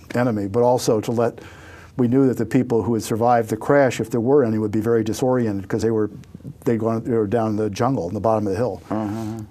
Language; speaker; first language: English; native; English